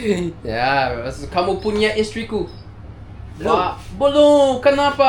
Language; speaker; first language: Indonesian; non-native, learner; English